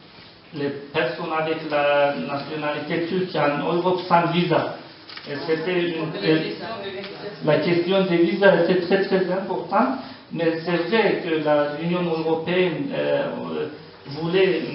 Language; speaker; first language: French; non-native, learner; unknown